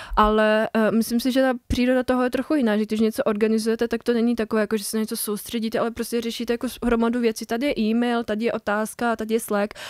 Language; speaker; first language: Czech; non-native, fluent; Bosnian